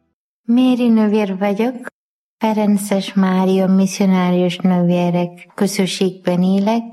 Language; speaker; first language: Hungarian; non-native, fluent; Malayalam